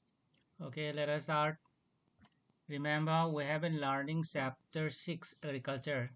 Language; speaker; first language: English; non-native, local second language; Manipuri